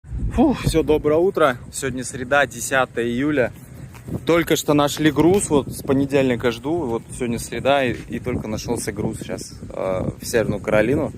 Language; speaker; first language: Russian; native; Russian